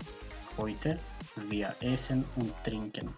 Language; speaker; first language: German; non-native, fluent; Macedonian